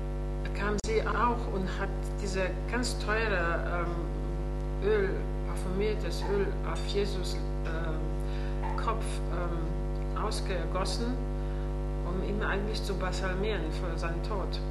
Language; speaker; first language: German; non-native, fluent; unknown